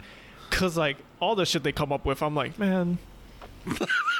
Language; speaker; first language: English; non-native, fluent; Spanish